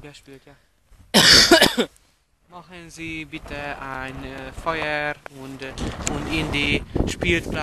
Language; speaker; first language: German; non-native, learner; Hungarian